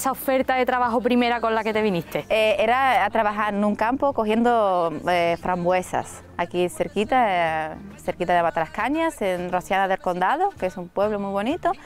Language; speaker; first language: Spanish; non-native, fluent; Lithuanian